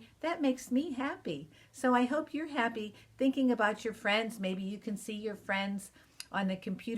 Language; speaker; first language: English; native; English